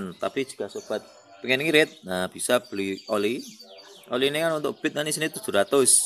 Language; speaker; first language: Indonesian; native; Indonesian